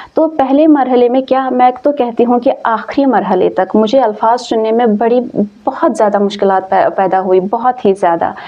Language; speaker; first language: Urdu; non-native, local second language; Kashmiri